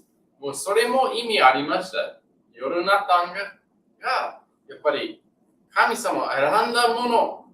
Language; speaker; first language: Japanese; non-native, learner; English